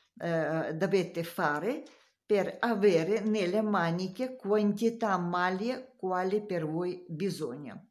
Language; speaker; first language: Italian; non-native, learner; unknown